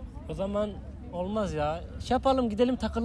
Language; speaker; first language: Turkish; native; Turkish